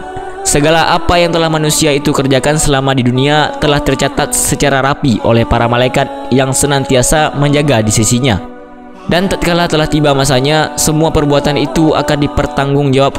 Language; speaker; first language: Indonesian; native; Indonesian